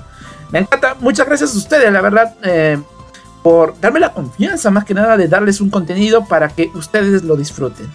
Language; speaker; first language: Spanish; native; Spanish